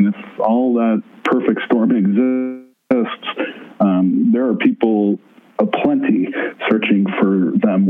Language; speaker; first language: English; native; English